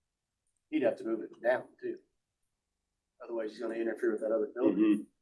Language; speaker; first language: English; native; English